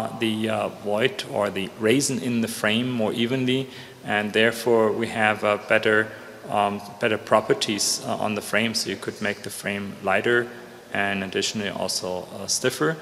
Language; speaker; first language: English; non-native, fluent; German